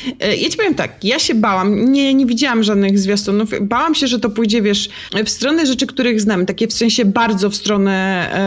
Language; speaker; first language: Polish; native; Polish